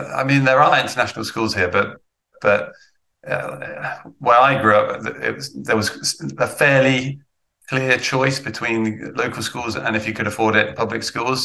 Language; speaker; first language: English; native; English